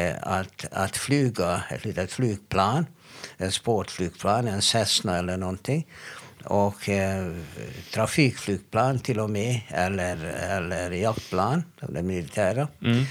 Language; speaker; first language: Swedish; non-native, fluent; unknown